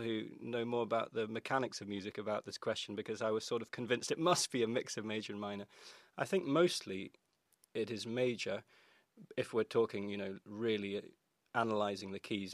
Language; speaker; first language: English; native; English